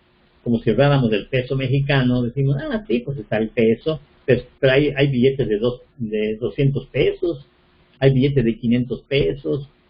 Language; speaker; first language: Spanish; native; Spanish